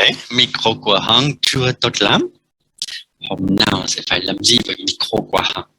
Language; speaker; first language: Vietnamese; non-native, fluent; French